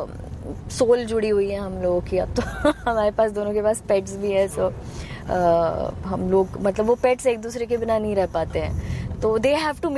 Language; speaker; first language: Hindi; native; Hindi